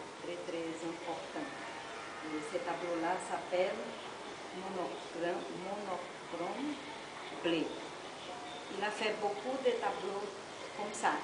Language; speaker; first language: French; non-native, learner; Portuguese